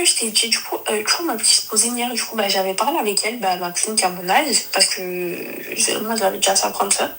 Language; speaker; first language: French; native; French